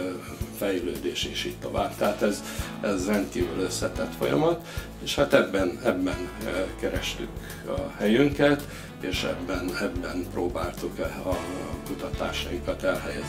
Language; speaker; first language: Hungarian; native; Hungarian